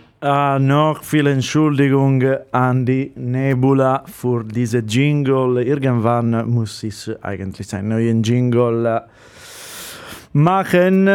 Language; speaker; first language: German; non-native, learner; Italian